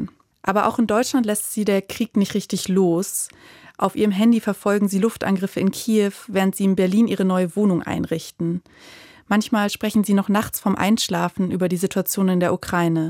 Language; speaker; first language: German; native; German